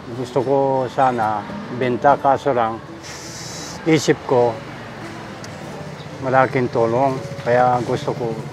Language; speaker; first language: Filipino; non-native, learner; Japanese